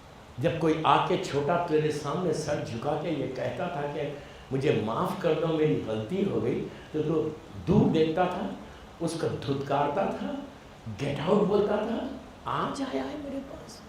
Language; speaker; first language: Urdu; native; Urdu